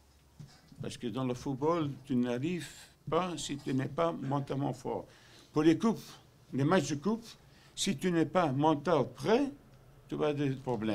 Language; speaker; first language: French; non-native, learner; Dutch